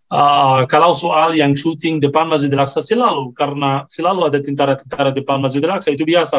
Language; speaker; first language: Indonesian; non-native, fluent; Arabic